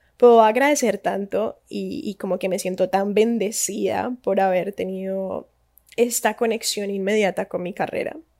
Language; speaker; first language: Spanish; native; Spanish